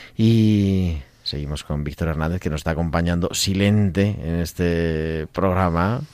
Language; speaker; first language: Spanish; native; Spanish